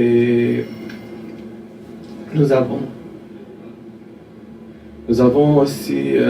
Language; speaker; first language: French; non-native, fluent; Portuguese